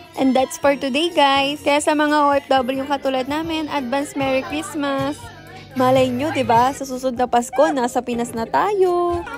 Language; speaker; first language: Filipino; native; Filipino